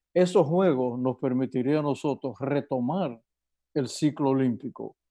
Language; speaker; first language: Spanish; native; Spanish